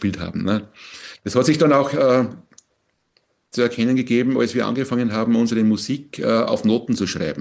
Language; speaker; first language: German; native; German